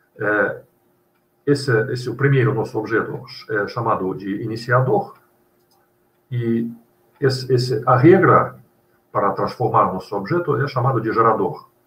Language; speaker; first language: Portuguese; non-native, fluent; Russian